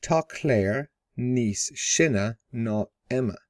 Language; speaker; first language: Irish; non-native, local second language; English